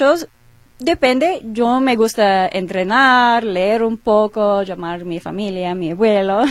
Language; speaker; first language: Spanish; non-native, learner; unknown